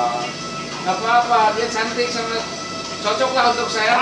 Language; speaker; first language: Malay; non-native, local second language; Sundanese